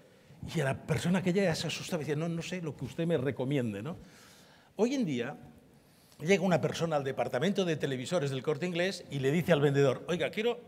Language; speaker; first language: Spanish; native; Spanish